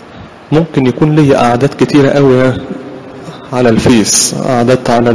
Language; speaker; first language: Arabic; native; Arabic